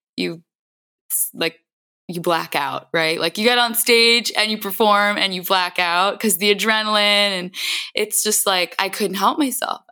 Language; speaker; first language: English; native; English